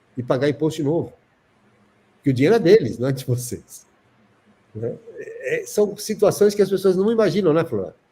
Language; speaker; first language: Portuguese; native; Portuguese